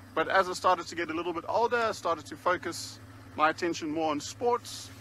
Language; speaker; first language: English; native; English